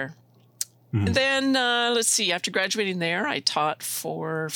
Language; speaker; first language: English; native; English